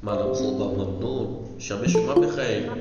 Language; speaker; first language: Persian; non-native, fluent; Urdu